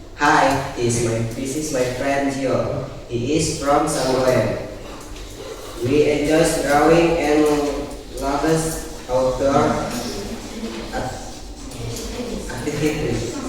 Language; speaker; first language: English; non-native, learner; Indonesian